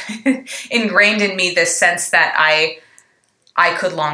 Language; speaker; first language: English; native; English